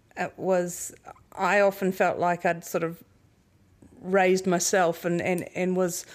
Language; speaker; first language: English; native; English